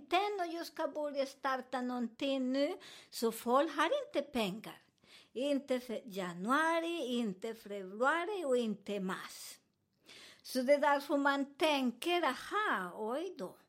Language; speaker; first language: Swedish; non-native, learner; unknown